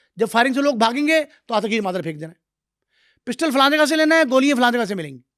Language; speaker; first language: Urdu; native; Urdu